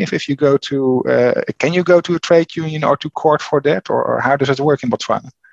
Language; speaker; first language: English; non-native, fluent; Dutch